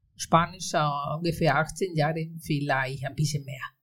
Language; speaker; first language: German; non-native, fluent; Spanish